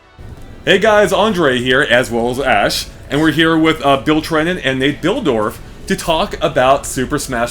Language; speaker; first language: English; native; English